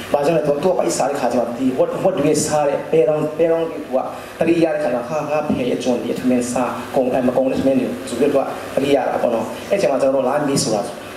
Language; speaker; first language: Burmese; non-native, local second language; Hakha Chin